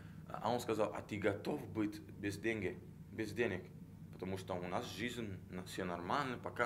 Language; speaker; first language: Russian; non-native, learner; Italian